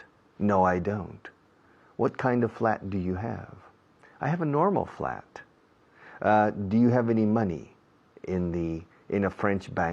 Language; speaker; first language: English; non-native, fluent; Spanish